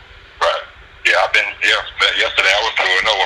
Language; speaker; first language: English; native; English